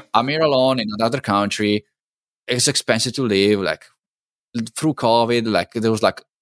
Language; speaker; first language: English; non-native, fluent; Italian